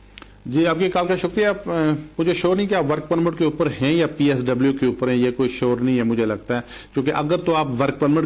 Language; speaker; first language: Urdu; native; Urdu